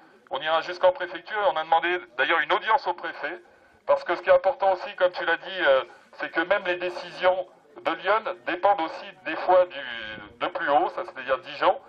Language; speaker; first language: French; native; French